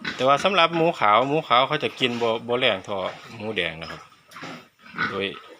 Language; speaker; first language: Thai; native; Thai